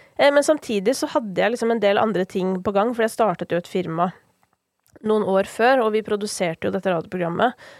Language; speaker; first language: Norwegian; native; Norwegian